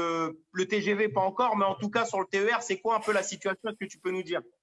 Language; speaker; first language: French; native; French